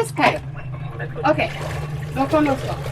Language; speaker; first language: Spanish; non-native, learner; English